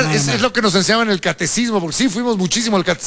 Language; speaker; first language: Spanish; native; Spanish